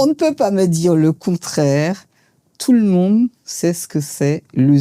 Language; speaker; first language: French; native; French